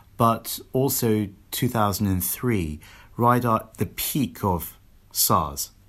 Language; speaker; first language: English; native; English